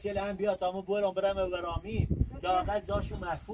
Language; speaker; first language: Persian; non-native, local second language; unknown